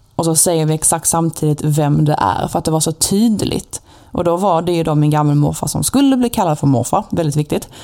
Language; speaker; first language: Swedish; native; Swedish